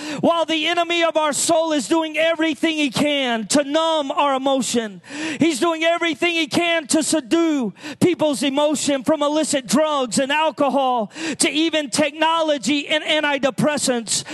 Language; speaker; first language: English; native; English